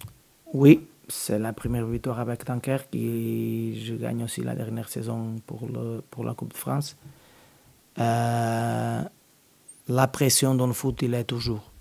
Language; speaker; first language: French; non-native, learner; Portuguese